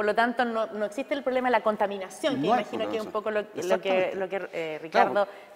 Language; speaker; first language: Spanish; native; Spanish